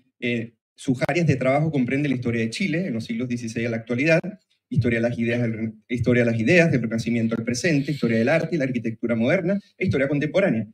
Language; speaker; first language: Spanish; native; Spanish